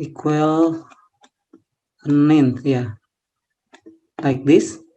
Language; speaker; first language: English; non-native, learner; Indonesian